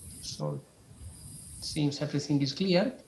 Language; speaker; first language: English; non-native, fluent; Spanish